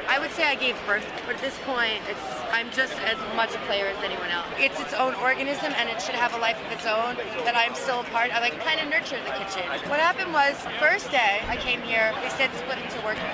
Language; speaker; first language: English; native; English